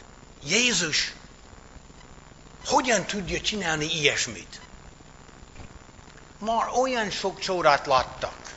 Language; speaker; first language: Hungarian; non-native, fluent; English